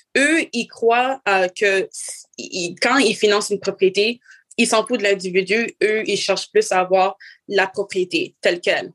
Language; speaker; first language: French; native; French